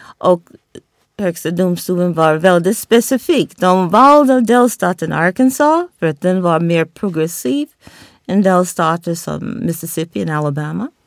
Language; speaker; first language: Swedish; non-native, fluent; English